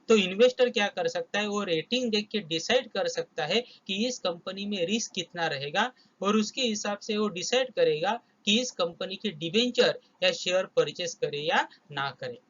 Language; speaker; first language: Hindi; non-native, local second language; Marathi